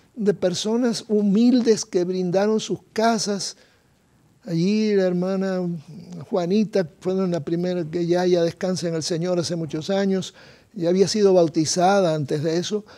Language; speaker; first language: Spanish; native; Spanish